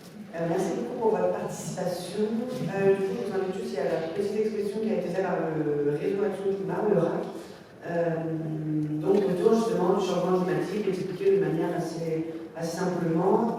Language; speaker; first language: French; native; French